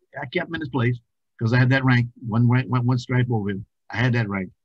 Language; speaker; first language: English; native; English